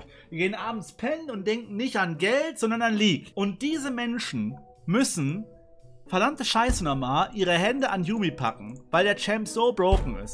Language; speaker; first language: German; native; German